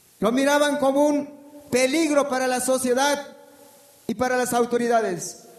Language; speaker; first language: Spanish; non-native, local second language; Tzotzil